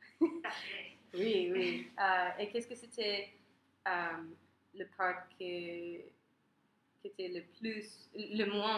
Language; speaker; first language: French; non-native, learner; English